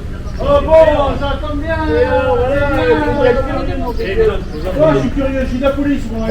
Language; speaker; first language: French; native; French